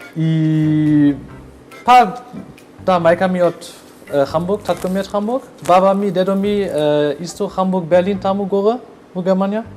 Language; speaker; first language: Macedonian; non-native, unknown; German